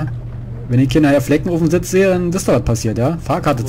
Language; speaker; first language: German; native; German